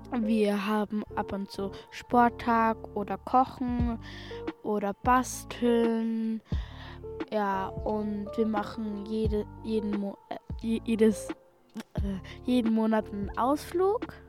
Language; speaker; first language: German; early bilingual, other home language; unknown